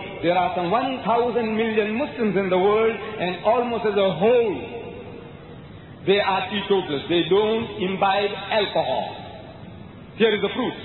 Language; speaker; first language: English; early bilingual, other home language; Gujarati